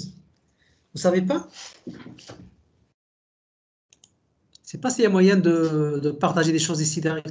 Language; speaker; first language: French; native; French